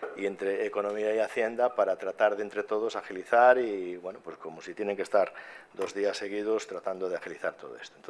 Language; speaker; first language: Spanish; native; Spanish